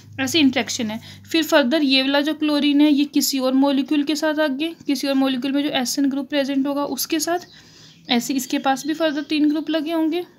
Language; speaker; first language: Hindi; native; Hindi